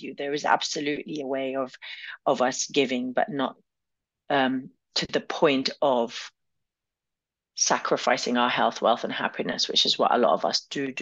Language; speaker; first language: English; early bilingual, other home language; Arabic